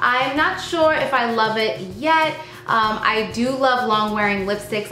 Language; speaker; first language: English; native; English